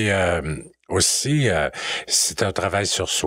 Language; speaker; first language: French; native; French